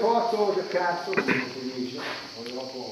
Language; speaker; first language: Italian; native; Italian